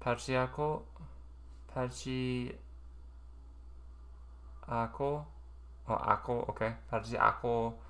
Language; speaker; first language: Korean; non-native, learner; English